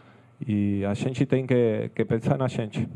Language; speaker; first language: Portuguese; non-native, fluent; Spanish